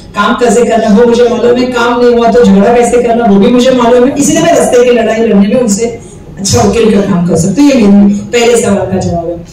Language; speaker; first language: Hindi; non-native, local second language; Marathi